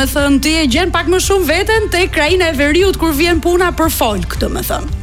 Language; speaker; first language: Albanian; native; Albanian